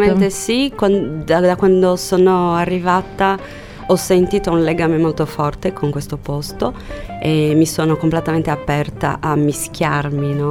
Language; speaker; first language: Italian; non-native, fluent; Portuguese